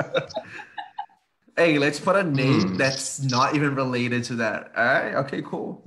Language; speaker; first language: English; non-native, fluent; Portuguese